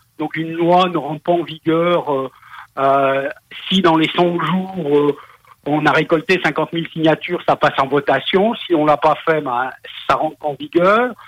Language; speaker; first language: French; native; French